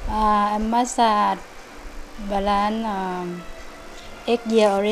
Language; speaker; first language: English; non-native, learner; Thai